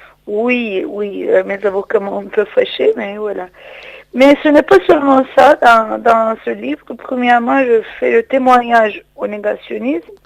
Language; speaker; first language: French; non-native, fluent; Turkish